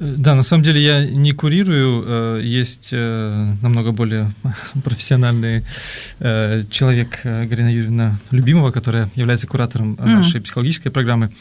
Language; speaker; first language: Russian; native; Russian